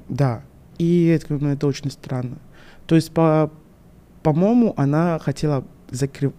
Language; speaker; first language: Russian; non-native, fluent; French